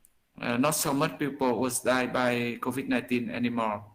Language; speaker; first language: English; non-native, learner; Vietnamese